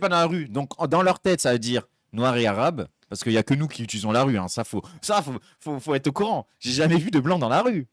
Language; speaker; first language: French; native; French